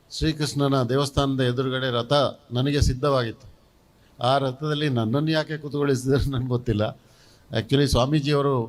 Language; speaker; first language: Kannada; non-native, local second language; Tulu